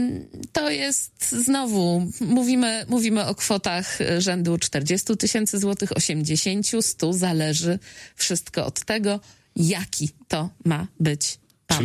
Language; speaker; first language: Polish; native; Polish